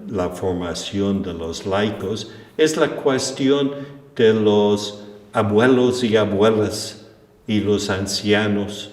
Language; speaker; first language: Spanish; non-native, fluent; English